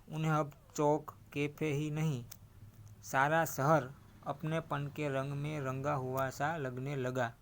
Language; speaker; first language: Hindi; non-native, local second language; Gujarati